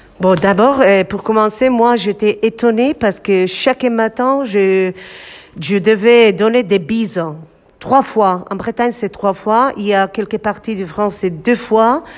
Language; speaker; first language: French; non-native, fluent; Basque